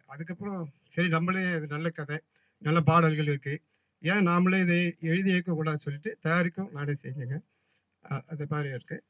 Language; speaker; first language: Tamil; native; Tamil